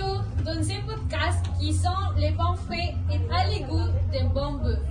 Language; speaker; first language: French; non-native, learner; Spanish